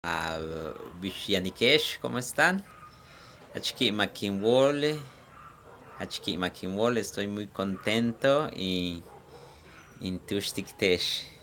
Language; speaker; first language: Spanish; non-native, local second language; Yucateco